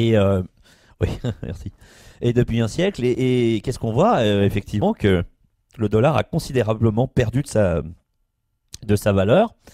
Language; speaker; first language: French; native; French